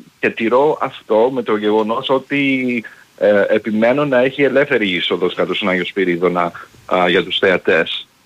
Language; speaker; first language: Greek; early bilingual, heritage; Greek